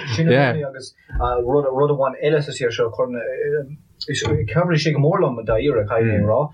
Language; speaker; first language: Irish; non-native, local second language; English